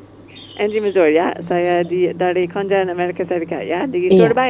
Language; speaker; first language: Indonesian; non-native, learner; English